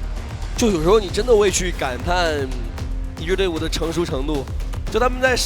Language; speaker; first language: Chinese; native; Chinese